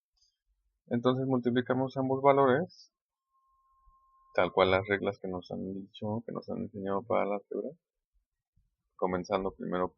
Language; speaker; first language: Spanish; native; Spanish